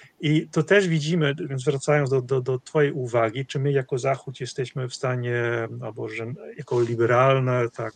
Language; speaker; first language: Polish; non-native, fluent; Dutch